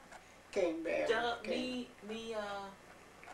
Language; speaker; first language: Hebrew; non-native, fluent; German